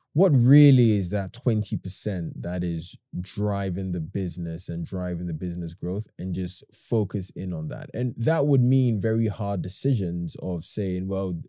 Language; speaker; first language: English; native; English